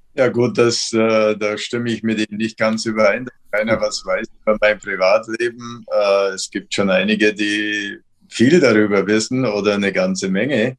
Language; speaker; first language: German; native; German